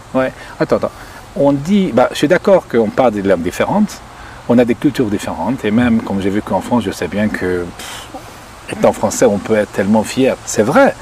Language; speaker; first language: French; non-native, fluent; Hungarian